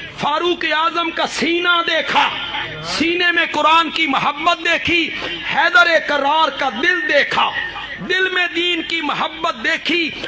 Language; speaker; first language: Urdu; non-native, local second language; Punjabi